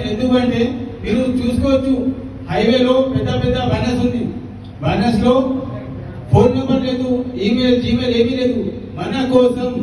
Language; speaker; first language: Telugu; non-native, local second language; Hindi